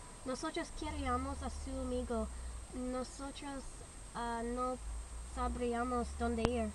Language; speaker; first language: Spanish; non-native, learner; English